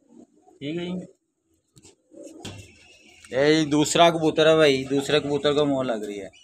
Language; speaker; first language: Hindi; non-native, local second language; Punjabi